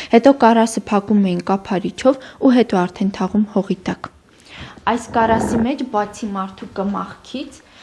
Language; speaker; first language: Armenian; native; Armenian